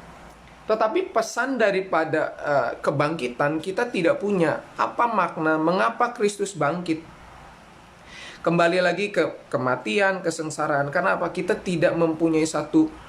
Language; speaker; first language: Indonesian; native; Indonesian